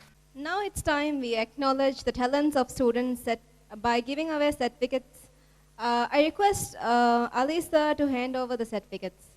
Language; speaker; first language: English; non-native, local second language; Divehi